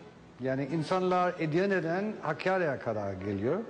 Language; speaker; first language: Turkish; non-native, fluent; German